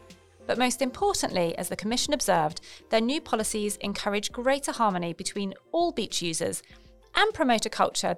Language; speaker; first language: English; native; English